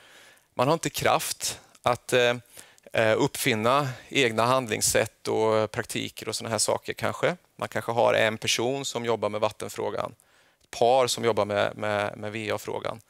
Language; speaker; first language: Swedish; native; Swedish